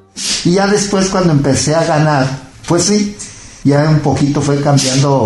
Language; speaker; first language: Spanish; native; Spanish